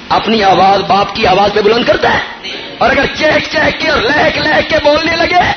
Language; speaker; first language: Urdu; non-native, local second language; Punjabi